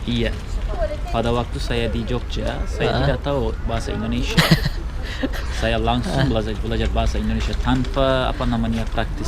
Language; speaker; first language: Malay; non-native, fluent; Turkish